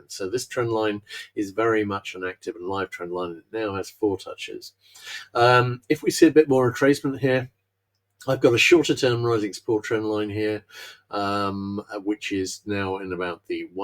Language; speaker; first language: English; native; English